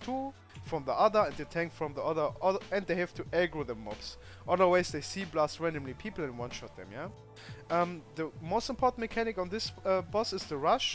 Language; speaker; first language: English; non-native, fluent; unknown